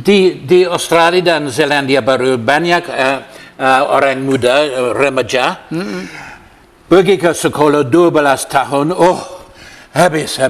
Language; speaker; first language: Indonesian; non-native, learner; English